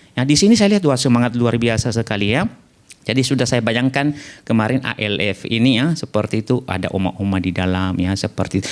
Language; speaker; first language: Indonesian; non-native, local second language; Nias